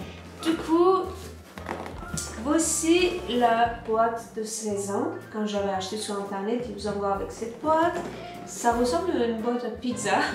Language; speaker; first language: French; non-native, fluent; Turkish